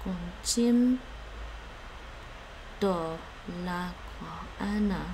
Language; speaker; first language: Vietnamese; non-native, learner; English